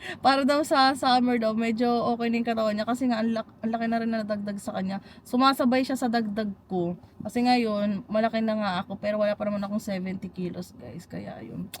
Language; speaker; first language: Filipino; native; Filipino